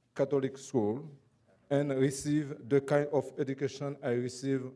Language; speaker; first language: English; non-native, fluent; Haitian Creole